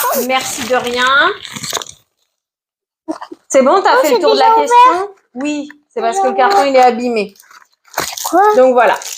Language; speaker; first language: French; native; French